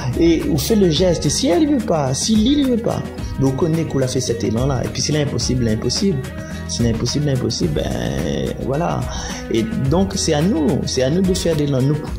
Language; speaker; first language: French; non-native, learner; Réunion Creole French